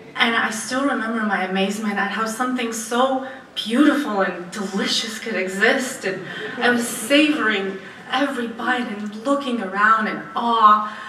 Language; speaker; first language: English; early bilingual, other home language; Romanian